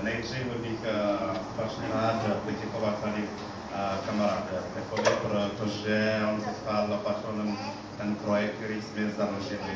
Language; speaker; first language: Czech; non-native, learner; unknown